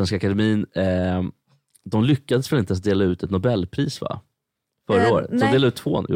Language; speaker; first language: Swedish; native; Swedish